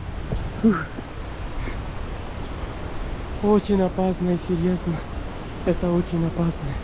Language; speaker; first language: Russian; non-native, learner; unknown